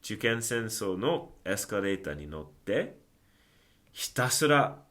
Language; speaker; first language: Japanese; non-native, fluent; English